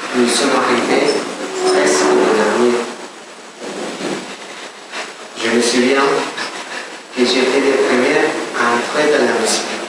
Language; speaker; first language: French; non-native, learner; Spanish